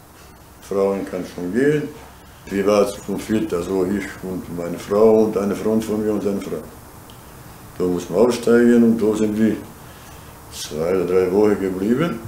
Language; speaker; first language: German; non-native, learner; Bosnian